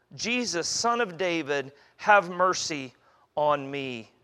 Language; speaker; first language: English; native; English